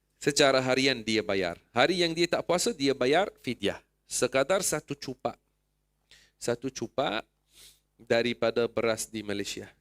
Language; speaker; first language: Malay; non-native, fluent; Arabic